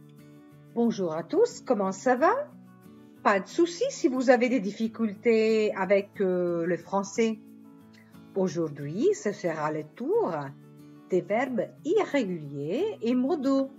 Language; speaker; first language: French; non-native, fluent; Italian